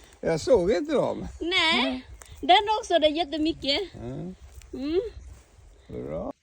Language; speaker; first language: Swedish; non-native, learner; Thai